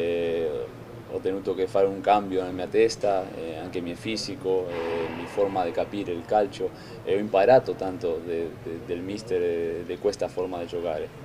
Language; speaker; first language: Italian; non-native, fluent; Spanish